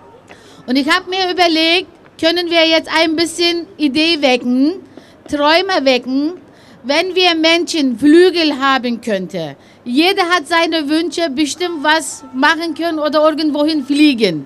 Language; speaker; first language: German; early bilingual, other home language; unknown